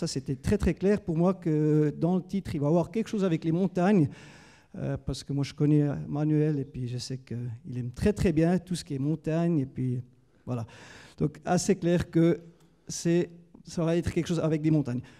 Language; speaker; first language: French; native; French